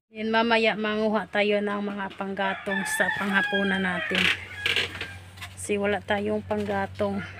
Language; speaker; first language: Filipino; non-native, local second language; Hiligaynon